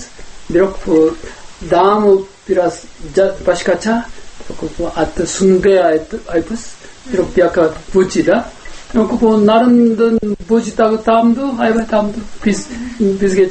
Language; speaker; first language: Kyrgyz; non-native, learner; Korean